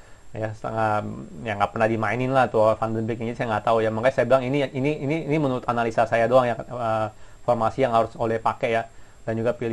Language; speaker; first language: Indonesian; native; Indonesian